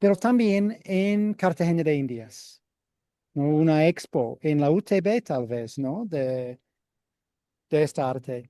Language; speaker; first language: Spanish; non-native, fluent; English